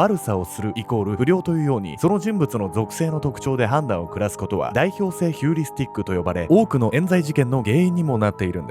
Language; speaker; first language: Japanese; native; Japanese